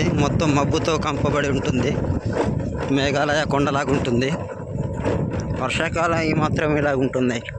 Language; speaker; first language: Telugu; native; Telugu